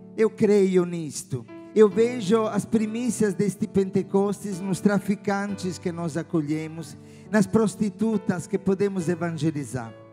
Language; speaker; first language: Portuguese; non-native, fluent; Italian